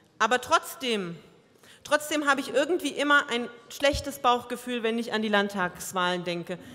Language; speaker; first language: German; early bilingual, other home language; Croatian